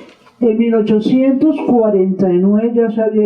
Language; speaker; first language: Spanish; native; Spanish